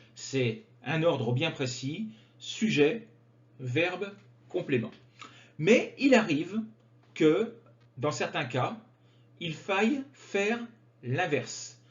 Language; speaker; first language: French; native; French